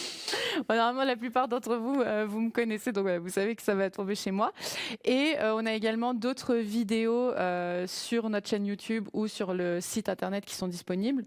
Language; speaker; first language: French; native; French